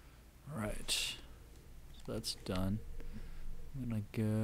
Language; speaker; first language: English; native; English